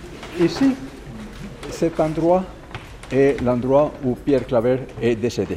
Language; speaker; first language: French; non-native, fluent; Spanish